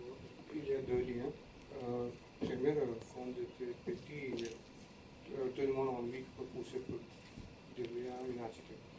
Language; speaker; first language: French; non-native, learner; English